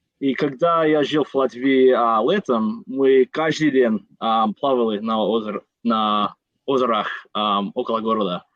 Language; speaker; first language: Russian; non-native, learner; English